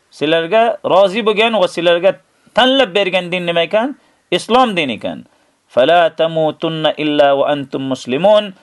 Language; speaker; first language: Uzbek; native; Uzbek